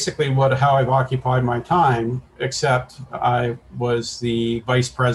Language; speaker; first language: English; native; English